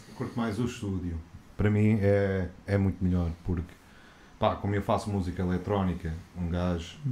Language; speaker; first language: Portuguese; non-native, fluent; English